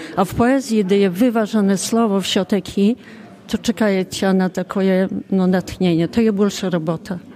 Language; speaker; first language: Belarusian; native; Belarusian